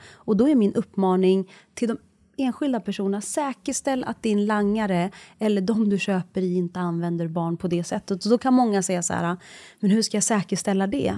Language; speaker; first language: Swedish; early bilingual, other home language; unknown